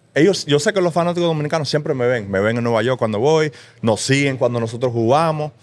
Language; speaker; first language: Spanish; early bilingual, heritage; Spanish